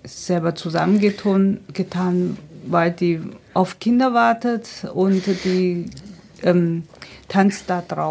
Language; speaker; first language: German; non-native, fluent; Chinese